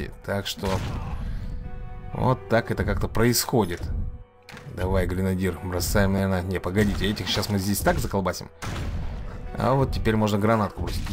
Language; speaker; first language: Russian; native; Russian